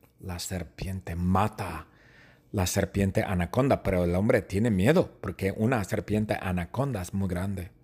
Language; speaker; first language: Spanish; non-native, fluent; English